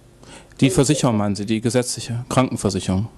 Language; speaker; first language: German; native; German